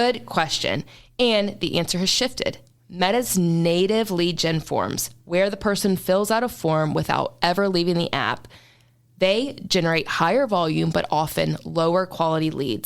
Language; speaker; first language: English; native; English